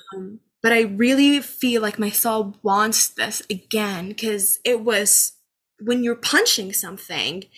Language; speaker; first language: English; non-native, fluent; Arabic